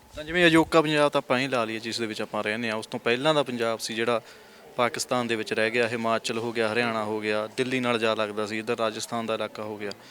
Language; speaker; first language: Punjabi; native; Punjabi